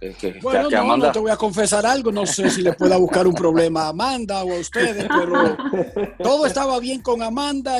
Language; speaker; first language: Spanish; native; Spanish